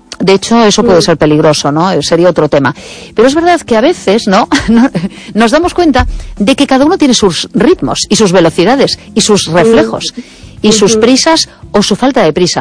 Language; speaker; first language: Spanish; native; Spanish